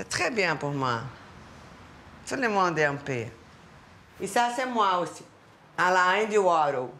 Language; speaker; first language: French; non-native, learner; Portuguese